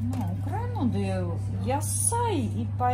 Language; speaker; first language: Japanese; non-native, learner; Ukrainian